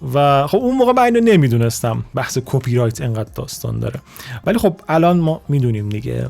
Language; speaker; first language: Persian; native; Persian